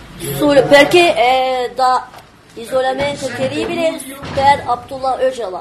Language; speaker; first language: Italian; non-native, learner; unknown